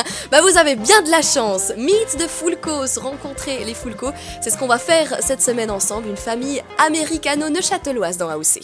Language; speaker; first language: French; native; French